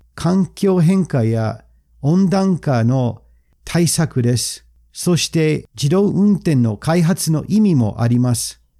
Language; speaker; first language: Japanese; non-native, fluent; English